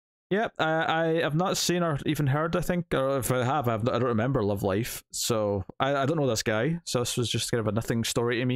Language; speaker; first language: English; native; English